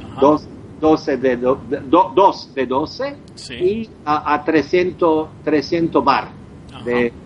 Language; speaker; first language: Spanish; non-native, learner; Croatian